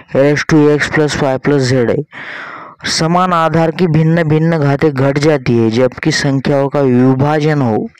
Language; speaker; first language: Hindi; non-native, local second language; Marathi